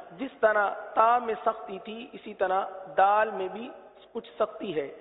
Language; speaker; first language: Urdu; native; Urdu